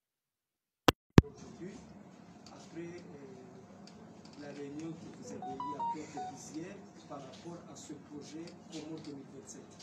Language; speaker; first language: French; non-native, local second language; Comorian